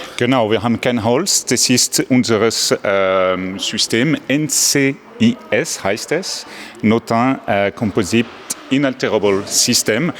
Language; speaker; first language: German; non-native, fluent; French